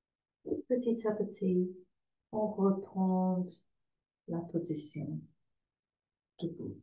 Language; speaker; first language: French; non-native, fluent; English